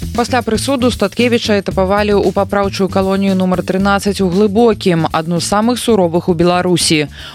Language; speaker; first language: Belarusian; native; Belarusian